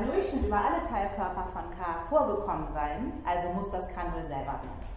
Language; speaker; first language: German; native; German